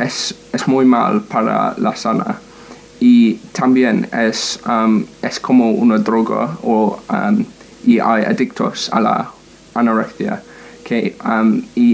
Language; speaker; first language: Spanish; non-native, learner; English